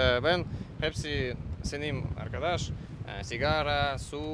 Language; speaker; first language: Turkish; non-native, learner; Russian